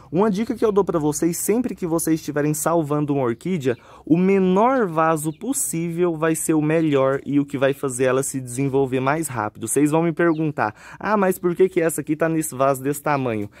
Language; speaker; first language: Portuguese; native; Portuguese